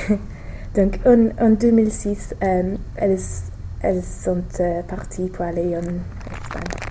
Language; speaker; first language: French; non-native, learner; English